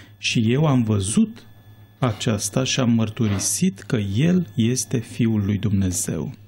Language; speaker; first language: Romanian; native; Romanian